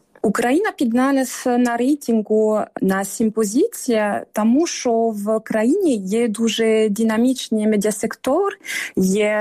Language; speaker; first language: Ukrainian; non-native, fluent; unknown